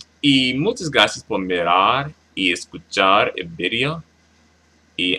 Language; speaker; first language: Spanish; non-native, learner; English